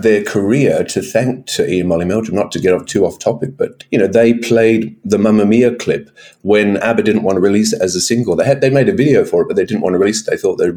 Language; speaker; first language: English; native; English